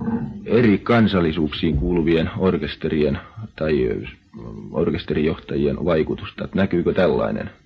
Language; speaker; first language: Finnish; native; Finnish